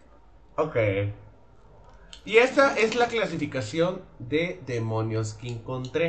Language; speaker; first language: Spanish; native; Spanish